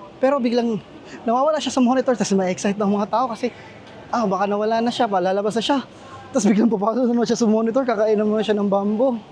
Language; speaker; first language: Filipino; native; Filipino